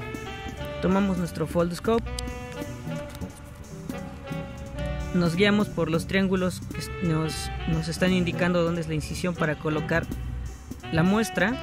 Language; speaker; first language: Spanish; native; Spanish